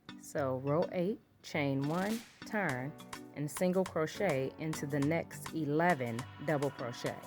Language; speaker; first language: English; native; English